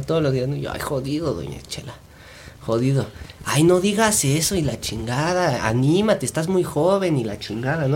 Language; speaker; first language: Spanish; native; Spanish